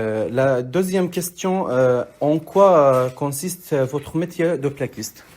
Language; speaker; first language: French; non-native, learner; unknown